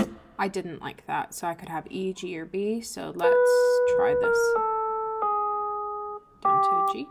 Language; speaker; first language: English; native; English